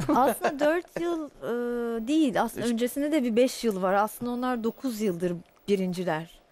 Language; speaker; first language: Turkish; non-native, fluent; Portuguese